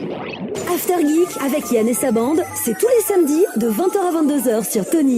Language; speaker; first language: French; native; French